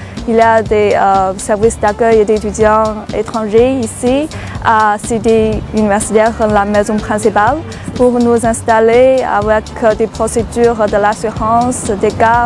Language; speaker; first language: French; non-native, fluent; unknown